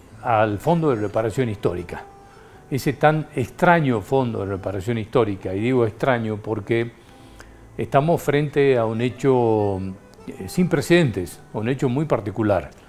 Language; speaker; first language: Spanish; native; Spanish